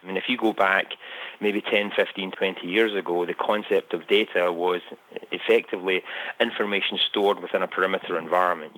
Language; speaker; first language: English; native; English